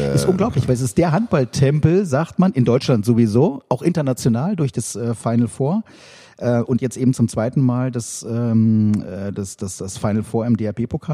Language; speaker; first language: German; native; German